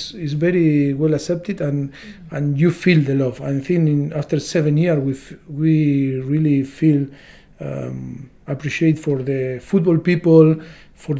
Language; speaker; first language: English; non-native, learner; Spanish